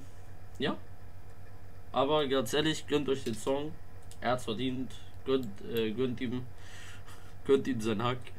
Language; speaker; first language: German; native; German